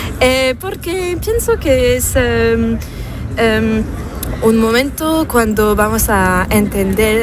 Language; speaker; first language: Spanish; non-native, learner; French